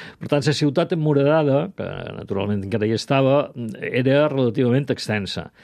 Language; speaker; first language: Catalan; native; Catalan